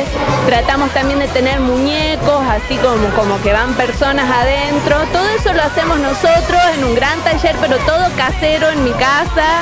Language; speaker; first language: Spanish; native; Spanish